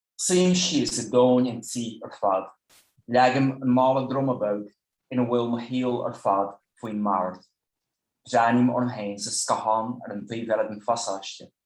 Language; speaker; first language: Irish; non-native, fluent; Dutch